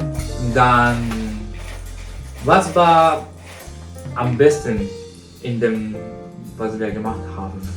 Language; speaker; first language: German; non-native, learner; Japanese